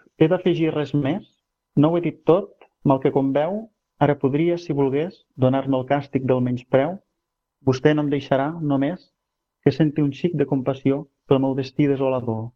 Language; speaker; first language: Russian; non-native, fluent; Catalan